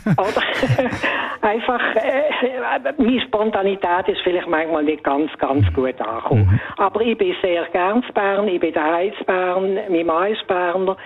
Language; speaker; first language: German; native; German